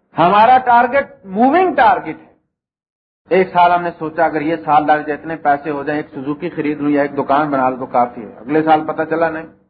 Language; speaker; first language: Urdu; non-native, local second language; Punjabi